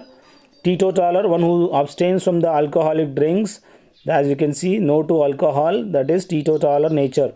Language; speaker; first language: English; non-native, local second language; Telugu